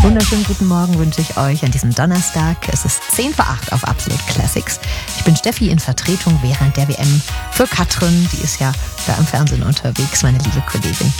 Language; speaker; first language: German; native; German